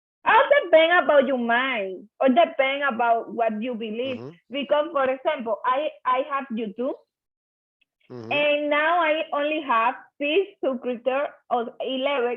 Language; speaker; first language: English; non-native, learner; Spanish